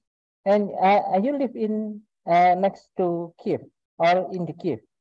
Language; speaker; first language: English; non-native, learner; Indonesian